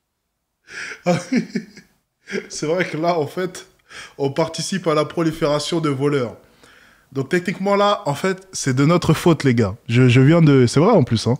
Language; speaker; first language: French; native; French